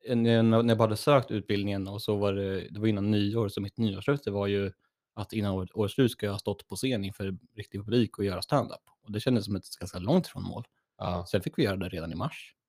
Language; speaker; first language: Swedish; native; Swedish